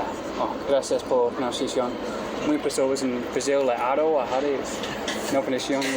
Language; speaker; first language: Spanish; non-native, learner; English